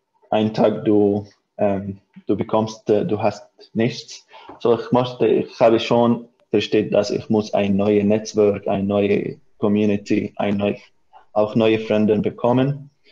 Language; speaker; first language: German; non-native, learner; Arabic